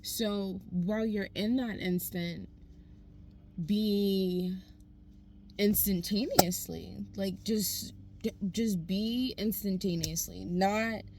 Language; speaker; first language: English; native; English